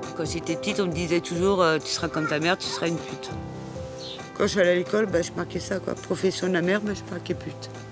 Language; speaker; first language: French; native; French